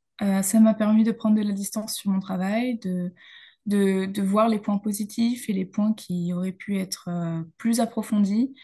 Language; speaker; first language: French; native; French